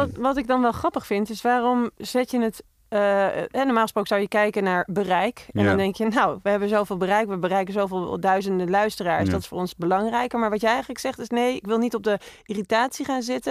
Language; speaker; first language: Dutch; native; Dutch